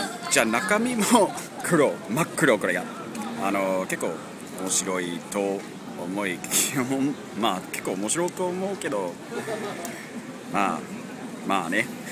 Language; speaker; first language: Japanese; non-native, fluent; English